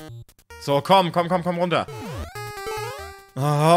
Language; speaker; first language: German; native; German